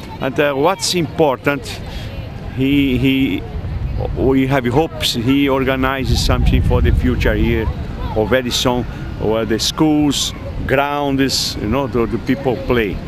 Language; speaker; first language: English; non-native, learner; Portuguese